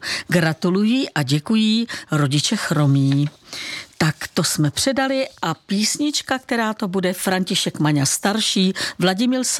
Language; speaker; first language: Czech; native; Czech